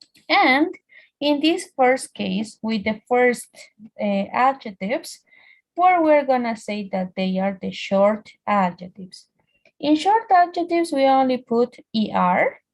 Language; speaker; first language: English; non-native, fluent; Spanish